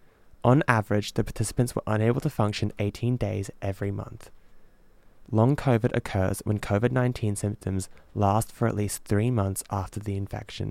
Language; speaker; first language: English; native; English